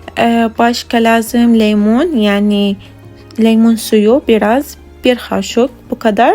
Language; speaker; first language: Turkish; non-native, learner; Arabic